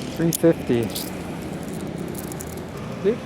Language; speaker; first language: Spanish; non-native, learner; English